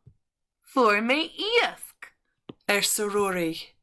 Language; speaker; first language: Irish; non-native, learner; English